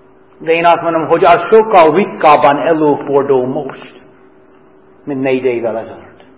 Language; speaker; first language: Hungarian; non-native, learner; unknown